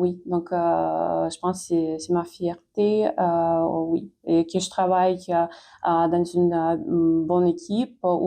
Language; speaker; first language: French; non-native, fluent; Ukrainian